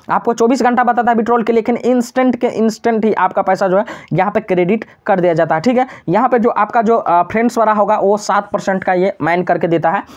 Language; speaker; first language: Hindi; native; Hindi